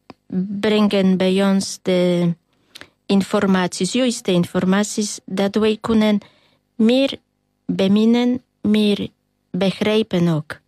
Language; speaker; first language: Dutch; non-native, learner; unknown